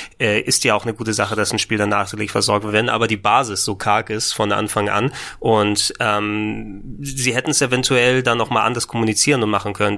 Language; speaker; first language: German; native; German